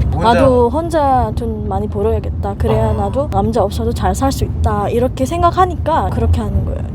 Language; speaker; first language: Korean; non-native, fluent; Indonesian